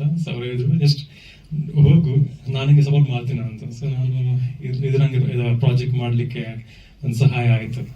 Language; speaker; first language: Kannada; non-native, local second language; Konkani